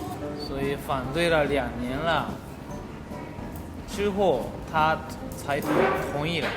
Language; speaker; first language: Chinese; non-native, fluent; Japanese